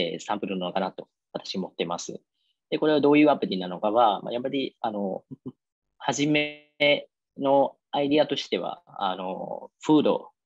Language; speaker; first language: Japanese; non-native, fluent; Vietnamese